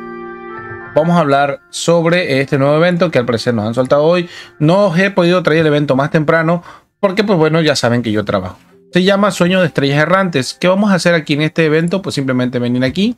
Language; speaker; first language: Spanish; native; Spanish